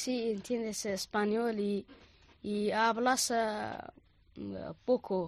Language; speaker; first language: Spanish; non-native, learner; Arabic